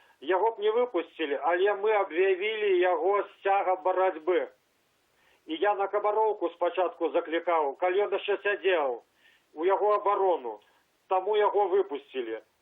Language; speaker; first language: Belarusian; native; Belarusian